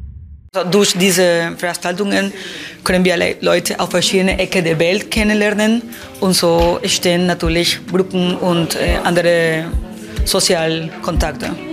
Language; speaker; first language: German; non-native, fluent; Spanish